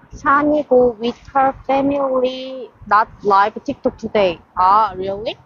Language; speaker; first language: English; non-native, learner; Korean